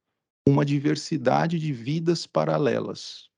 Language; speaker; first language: Portuguese; native; Portuguese